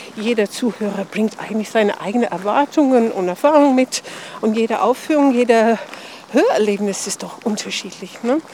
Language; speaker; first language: German; non-native, fluent; English